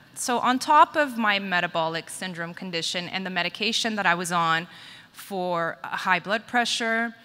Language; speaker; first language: English; native; English